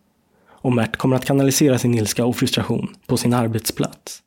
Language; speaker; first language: Swedish; native; Swedish